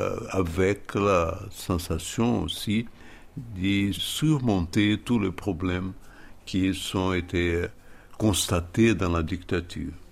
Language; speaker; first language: French; non-native, fluent; Portuguese